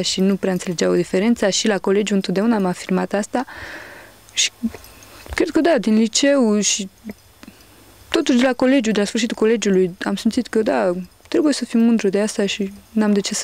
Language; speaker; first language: Romanian; early bilingual, heritage; Romanian